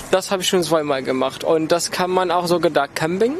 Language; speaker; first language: German; non-native, learner; Arabic